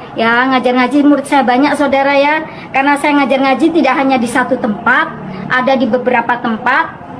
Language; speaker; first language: Indonesian; non-native, local second language; Madurese